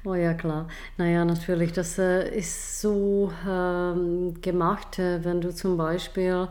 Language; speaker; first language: German; non-native, fluent; Czech